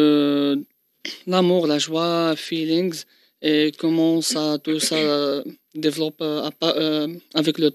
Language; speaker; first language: French; non-native, local second language; Arabic